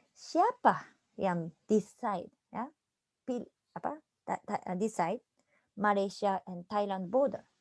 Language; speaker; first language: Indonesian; non-native, fluent; Japanese